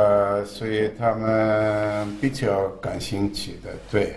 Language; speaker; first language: Chinese; non-native, fluent; German